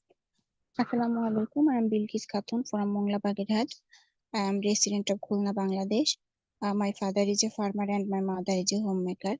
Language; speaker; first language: English; non-native, learner; Bangla